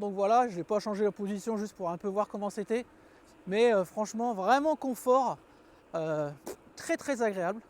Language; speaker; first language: French; native; French